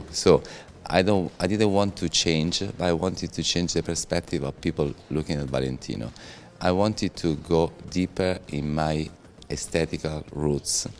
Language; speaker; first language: English; non-native, fluent; Italian